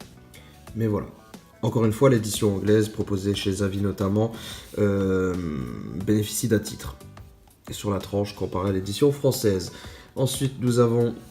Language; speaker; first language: French; native; French